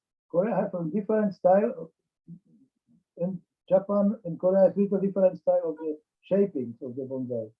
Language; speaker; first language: English; non-native, learner; Czech